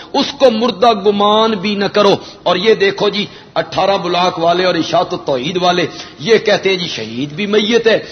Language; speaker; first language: Urdu; non-native, local second language; Punjabi